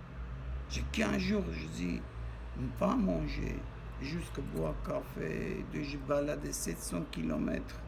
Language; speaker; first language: French; non-native, learner; Armenian